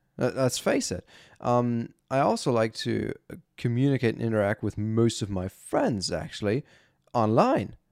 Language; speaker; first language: English; non-native, fluent; German